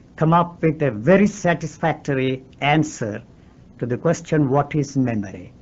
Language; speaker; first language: English; non-native, local second language; Telugu